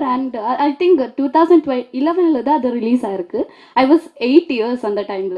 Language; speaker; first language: Tamil; non-native, learner; Malayalam